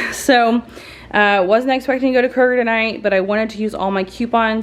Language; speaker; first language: English; native; English